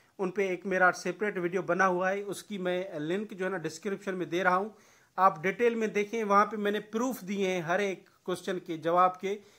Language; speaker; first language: Urdu; non-native, local second language; Sindhi